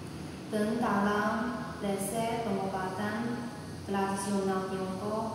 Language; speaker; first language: Indonesian; non-native, learner; Chinese